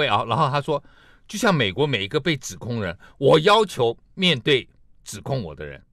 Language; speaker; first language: Chinese; native; Chinese